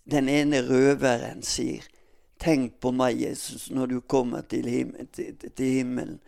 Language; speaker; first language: Norwegian; native; Norwegian